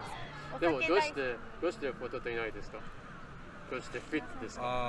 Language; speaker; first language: Japanese; non-native, learner; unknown